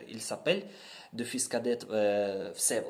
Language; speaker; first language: French; non-native, learner; Ukrainian